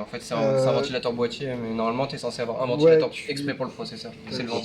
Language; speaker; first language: French; native; French